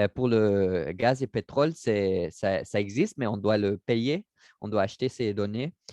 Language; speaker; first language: French; non-native, learner; German